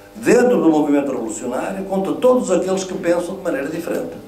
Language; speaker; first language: Portuguese; native; Portuguese